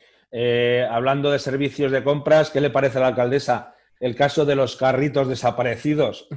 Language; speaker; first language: Spanish; native; Spanish